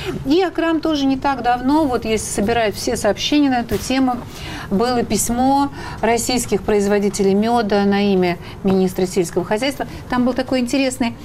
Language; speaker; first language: Russian; native; Russian